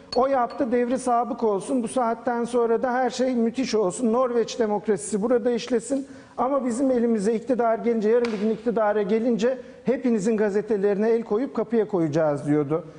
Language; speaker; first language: Turkish; native; Turkish